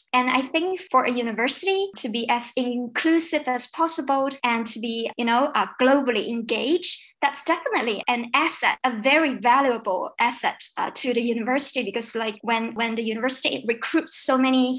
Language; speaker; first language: English; non-native, fluent; Cantonese